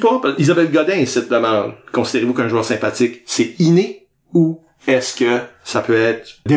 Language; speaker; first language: French; native; French